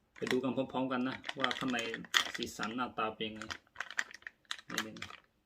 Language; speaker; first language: Thai; native; Thai